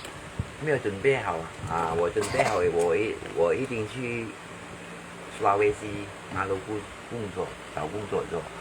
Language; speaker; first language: Chinese; non-native, learner; Hakka Chinese